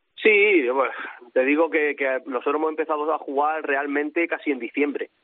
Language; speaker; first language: Spanish; native; Spanish